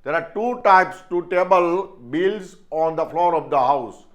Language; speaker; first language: English; non-native, local second language; Gujarati